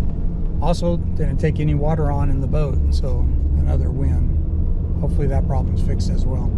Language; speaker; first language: English; native; English